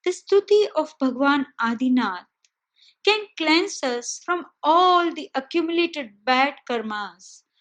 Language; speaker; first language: English; non-native, local second language; Hindi